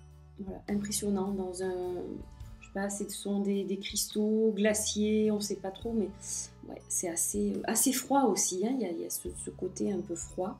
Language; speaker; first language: French; native; French